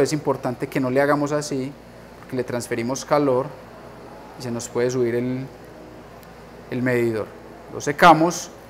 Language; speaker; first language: Spanish; native; Spanish